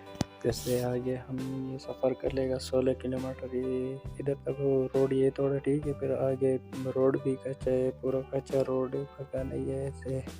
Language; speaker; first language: Hindi; non-native, local second language; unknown